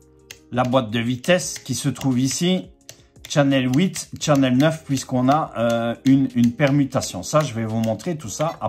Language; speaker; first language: French; native; French